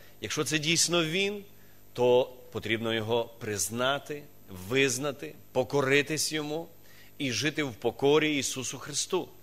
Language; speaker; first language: Ukrainian; non-native, local second language; Russian